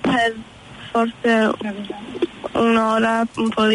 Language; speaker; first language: Italian; early bilingual, heritage; Italian